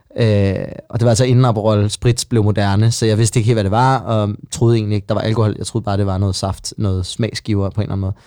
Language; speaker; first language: Danish; native; Danish